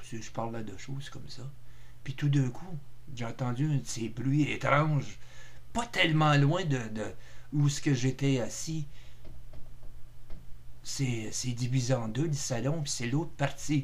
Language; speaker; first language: French; native; French